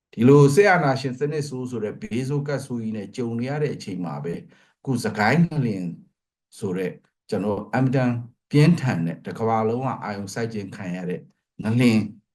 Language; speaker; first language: Burmese; non-native, local second language; Pa'o Karen